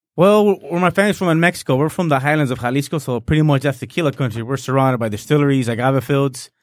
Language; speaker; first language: English; non-native, fluent; Spanish